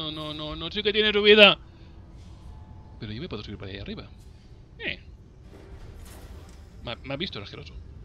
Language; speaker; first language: Spanish; native; Spanish